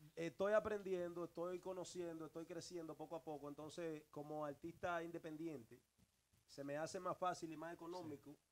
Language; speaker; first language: Spanish; early bilingual, heritage; Spanish